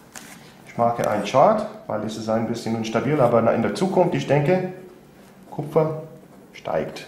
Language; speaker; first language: German; non-native, learner; English